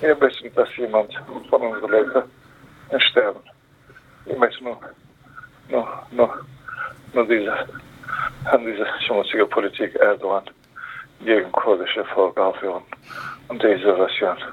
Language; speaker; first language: German; non-native, learner; Kurdish